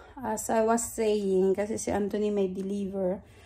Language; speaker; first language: English; non-native, local second language; Filipino